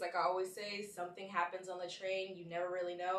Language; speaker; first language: English; native; English